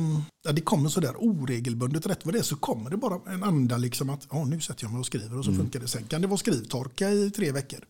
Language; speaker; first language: Swedish; native; Swedish